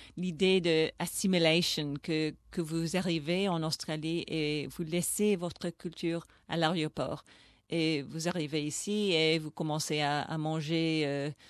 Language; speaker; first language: French; early bilingual, other home language; English